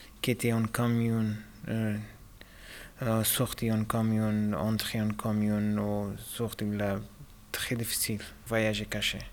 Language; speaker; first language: French; non-native, learner; Pashto